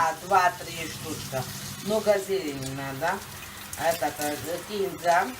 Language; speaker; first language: Russian; non-native, fluent; Georgian